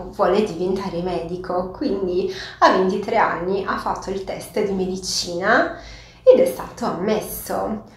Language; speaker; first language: Italian; non-native, fluent; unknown